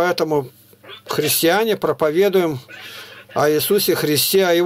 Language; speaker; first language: Russian; native; Russian